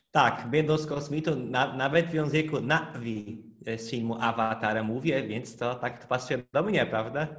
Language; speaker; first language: Polish; non-native, fluent; Portuguese